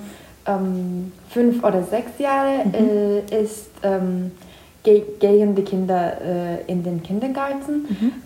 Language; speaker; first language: German; non-native, learner; Turkish